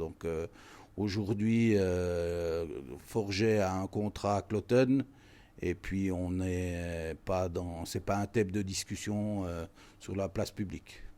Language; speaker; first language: French; native; French